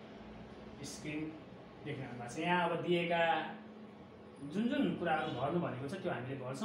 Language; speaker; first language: Nepali; native; Nepali